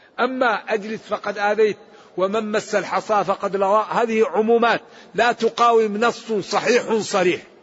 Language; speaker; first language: Arabic; native; Arabic